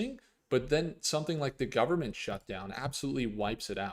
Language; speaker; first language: English; native; English